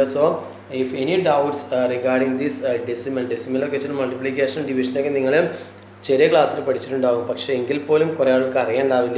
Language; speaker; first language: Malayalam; native; Malayalam